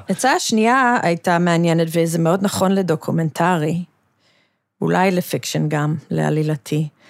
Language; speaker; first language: Hebrew; early bilingual, other home language; English